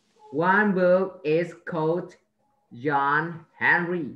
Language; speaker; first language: English; non-native, learner; Vietnamese